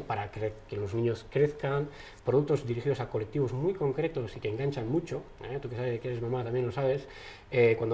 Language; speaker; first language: Spanish; native; Spanish